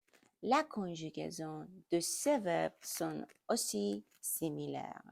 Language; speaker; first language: French; non-native, learner; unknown